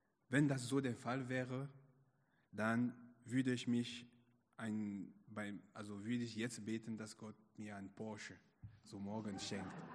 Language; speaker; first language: German; non-native, fluent; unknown